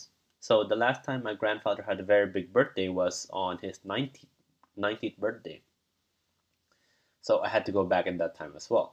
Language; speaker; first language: English; non-native, local second language; Cebuano